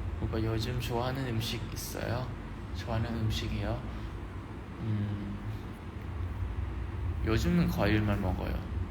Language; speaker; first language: Korean; non-native, learner; Thai